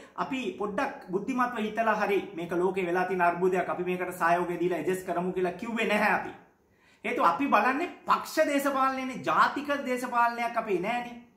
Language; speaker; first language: Sinhala; non-native, local second language; Tamil